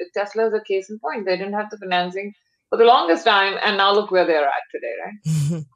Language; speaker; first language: English; non-native, local second language; Hindi